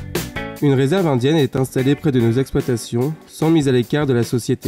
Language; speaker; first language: French; native; French